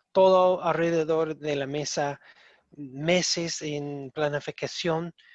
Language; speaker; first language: Spanish; non-native, learner; English